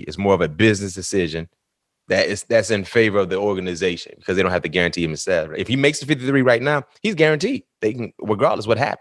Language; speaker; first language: English; native; English